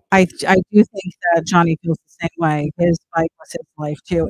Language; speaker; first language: English; native; English